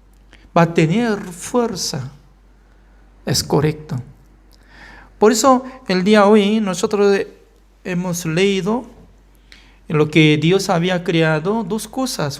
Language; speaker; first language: Spanish; non-native, fluent; Korean